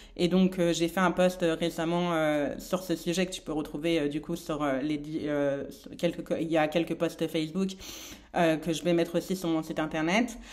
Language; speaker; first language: French; native; French